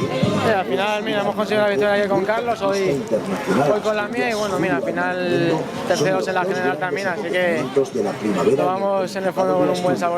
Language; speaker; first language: Spanish; non-native, learner; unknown